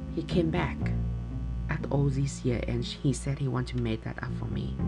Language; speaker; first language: English; non-native, fluent; Vietnamese